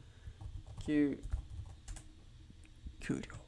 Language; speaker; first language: Japanese; non-native, learner; Spanish